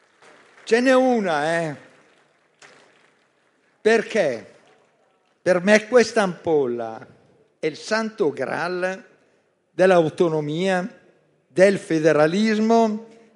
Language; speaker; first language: Italian; native; Italian